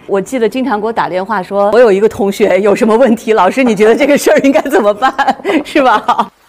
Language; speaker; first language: Chinese; native; Chinese